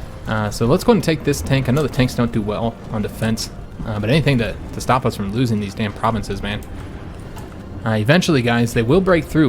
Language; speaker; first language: English; native; English